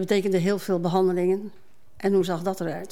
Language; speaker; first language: Dutch; native; Dutch